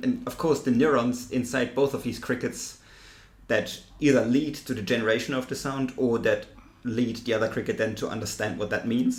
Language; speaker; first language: English; non-native, fluent; German